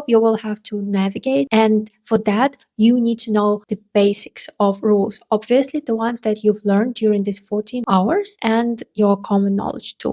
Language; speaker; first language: English; non-native, fluent; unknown